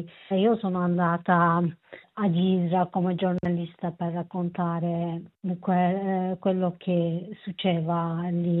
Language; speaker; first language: Italian; non-native, learner; Kurdish